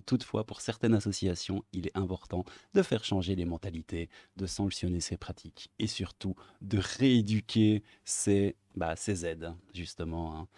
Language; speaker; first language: French; native; French